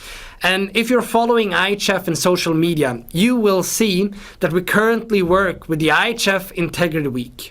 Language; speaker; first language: English; non-native, fluent; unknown